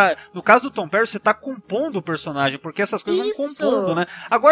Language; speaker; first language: Portuguese; native; Portuguese